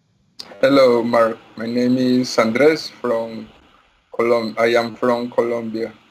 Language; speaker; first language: English; non-native, learner; Spanish